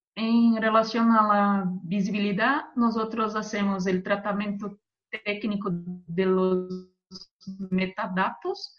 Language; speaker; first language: Spanish; non-native, fluent; Portuguese